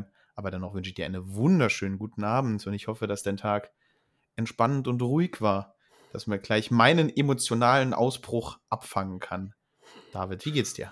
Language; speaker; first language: German; native; German